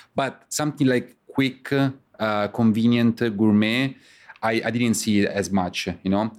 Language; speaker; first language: English; non-native, fluent; Italian